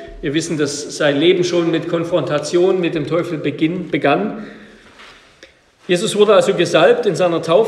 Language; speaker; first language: German; native; German